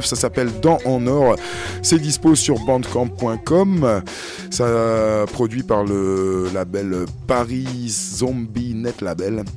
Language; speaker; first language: French; native; French